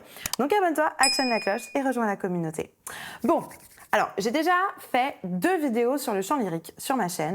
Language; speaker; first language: French; native; French